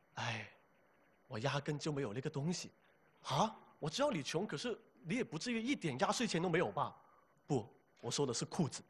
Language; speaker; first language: Chinese; native; Chinese